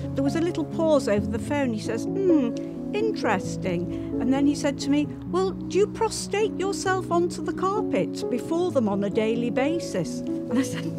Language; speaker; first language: English; native; English